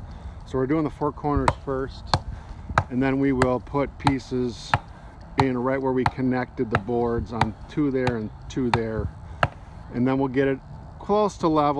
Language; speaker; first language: English; native; English